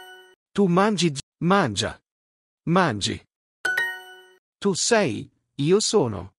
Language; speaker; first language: Italian; non-native, learner; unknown